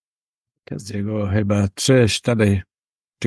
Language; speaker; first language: Polish; non-native, learner; English